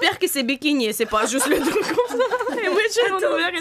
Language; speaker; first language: French; non-native, learner; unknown